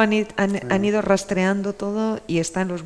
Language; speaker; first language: Spanish; native; Spanish